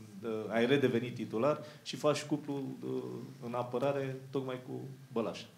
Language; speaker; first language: Romanian; native; Romanian